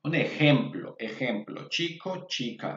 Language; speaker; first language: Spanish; non-native, fluent; English